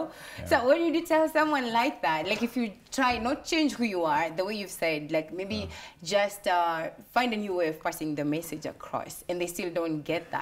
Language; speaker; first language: English; non-native, local second language; Swahili